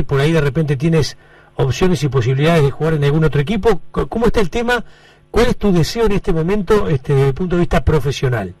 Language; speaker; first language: Spanish; native; Spanish